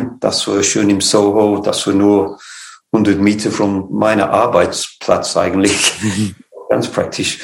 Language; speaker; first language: German; non-native, fluent; English